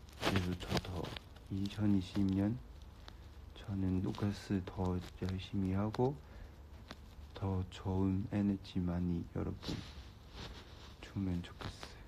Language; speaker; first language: Korean; non-native, learner; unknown